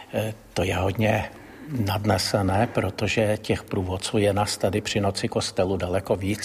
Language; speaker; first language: Czech; native; Czech